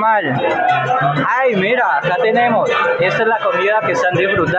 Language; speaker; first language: Spanish; native; Spanish